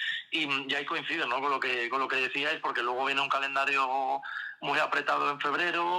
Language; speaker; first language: Spanish; native; Spanish